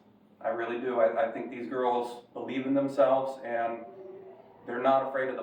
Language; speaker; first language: English; native; English